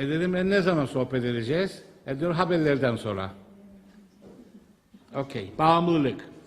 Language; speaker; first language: Turkish; native; Turkish